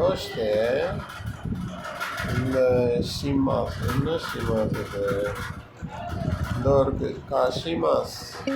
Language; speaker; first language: Japanese; non-native, learner; Tamil